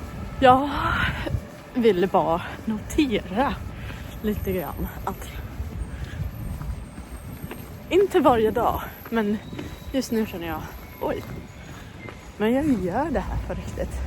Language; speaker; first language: Swedish; non-native, fluent; English